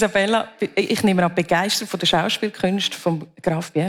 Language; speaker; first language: German; native; German